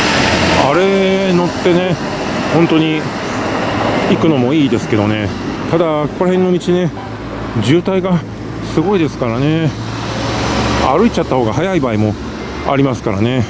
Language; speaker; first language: Japanese; native; Japanese